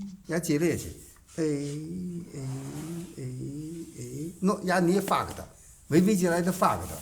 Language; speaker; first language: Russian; non-native, learner; Chinese